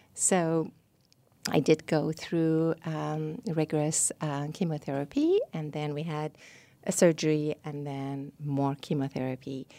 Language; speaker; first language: English; non-native, fluent; Persian